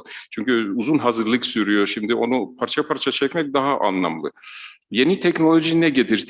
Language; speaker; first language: Turkish; non-native, fluent; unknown